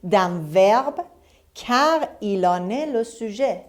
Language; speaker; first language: French; non-native, fluent; Persian